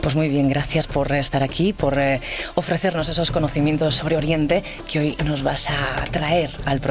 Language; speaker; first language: Spanish; native; Spanish